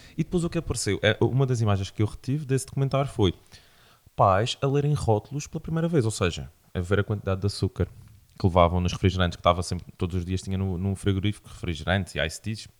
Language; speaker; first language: Portuguese; native; Portuguese